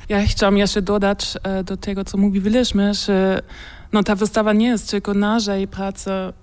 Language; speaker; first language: Polish; non-native, learner; German